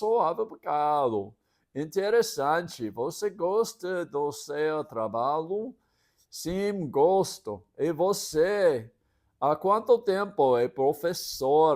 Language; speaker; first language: Portuguese; non-native, learner; English